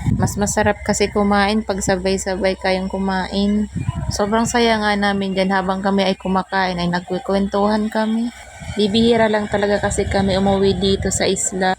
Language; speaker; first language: Filipino; non-native, local second language; Bikol